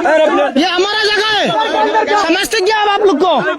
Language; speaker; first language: Hindi; non-native, learner; Bangla